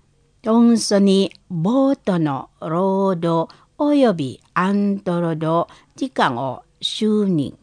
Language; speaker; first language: Japanese; non-native, fluent; Indonesian